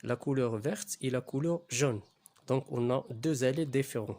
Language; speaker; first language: French; non-native, local second language; Arabic